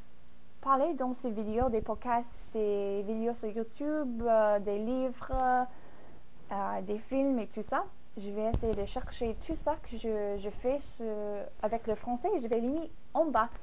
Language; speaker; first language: French; non-native, fluent; English